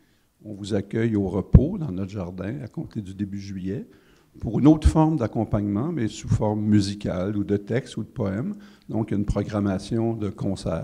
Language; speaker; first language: French; native; French